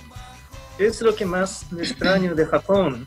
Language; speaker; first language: Spanish; non-native, fluent; Japanese